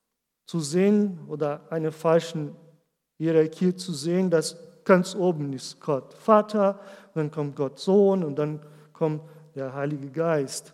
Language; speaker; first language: German; non-native, learner; Portuguese